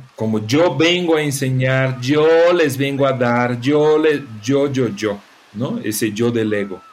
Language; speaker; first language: Spanish; non-native, fluent; Portuguese